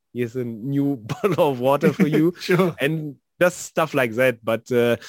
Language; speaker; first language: English; non-native, fluent; German